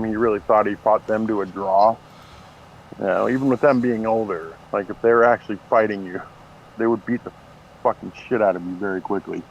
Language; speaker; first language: English; native; English